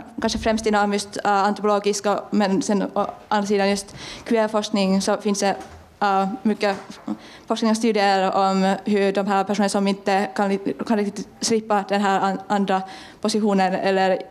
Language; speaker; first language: Swedish; non-native, fluent; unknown